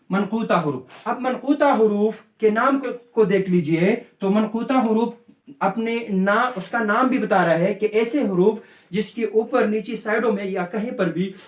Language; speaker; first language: Urdu; native; Urdu